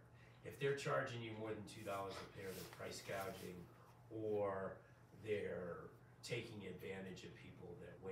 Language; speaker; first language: English; native; English